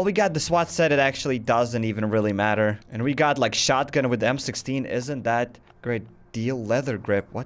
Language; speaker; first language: English; non-native, fluent; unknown